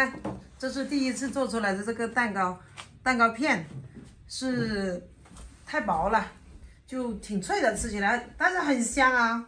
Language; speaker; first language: Chinese; native; Chinese